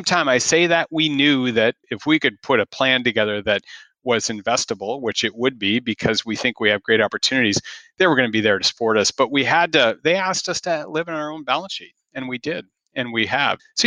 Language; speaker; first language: English; native; English